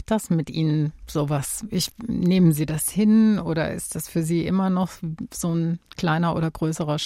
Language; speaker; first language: German; native; German